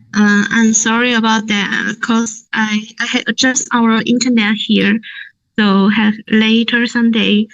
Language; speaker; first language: English; non-native, learner; Thai